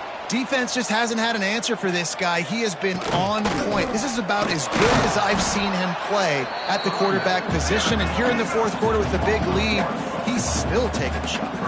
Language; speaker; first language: English; native; English